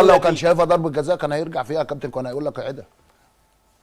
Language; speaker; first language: Arabic; native; Arabic